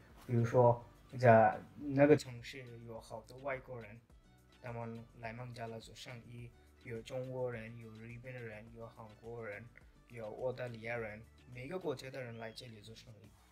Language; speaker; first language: Chinese; non-native, fluent; Bangla